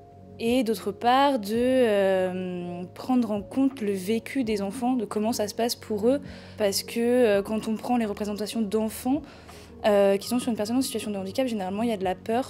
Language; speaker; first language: French; native; French